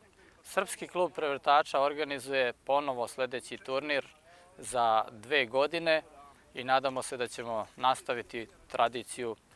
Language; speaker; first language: Bosnian; native; Bosnian